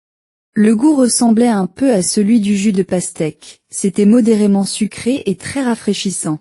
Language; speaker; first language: French; non-native, learner; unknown